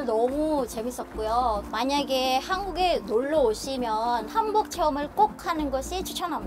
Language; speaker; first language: Korean; non-native, fluent; Indonesian